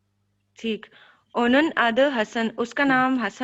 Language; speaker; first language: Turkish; non-native, learner; Urdu